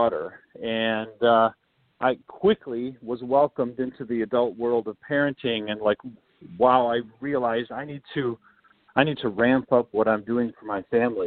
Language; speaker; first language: English; native; English